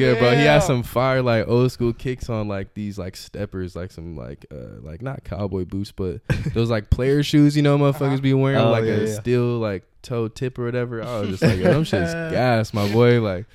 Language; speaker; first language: English; native; English